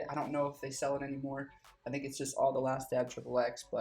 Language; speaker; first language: English; native; English